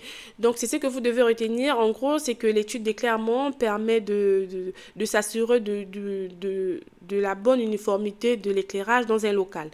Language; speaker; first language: French; native; French